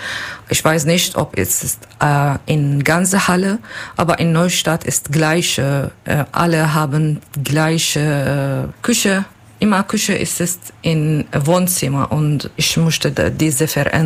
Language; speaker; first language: German; non-native, learner; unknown